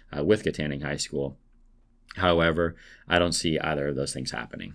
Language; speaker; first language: English; native; English